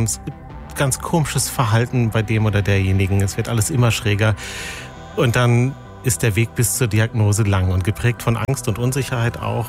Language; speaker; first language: German; native; German